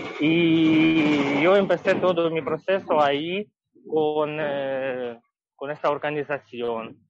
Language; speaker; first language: Spanish; non-native, fluent; Ukrainian